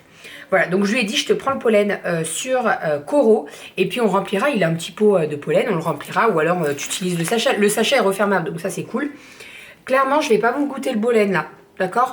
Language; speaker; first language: French; native; French